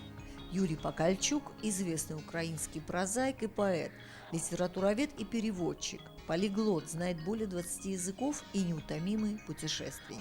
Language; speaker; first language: Russian; native; Russian